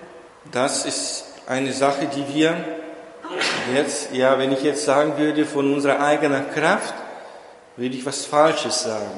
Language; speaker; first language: German; non-native, fluent; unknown